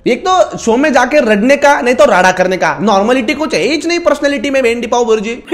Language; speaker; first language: Hindi; non-native, local second language; Marathi